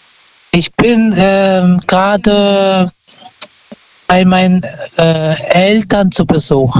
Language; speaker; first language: German; non-native, fluent; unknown